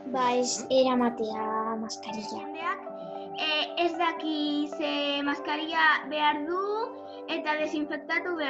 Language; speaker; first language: Basque; non-native, local second language; Spanish